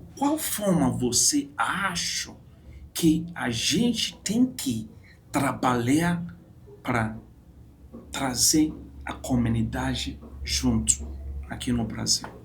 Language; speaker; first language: Portuguese; non-native, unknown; Igbo